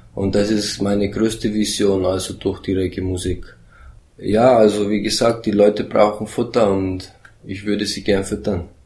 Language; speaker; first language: German; early bilingual, heritage; German